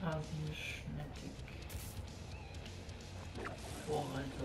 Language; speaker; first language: German; native; German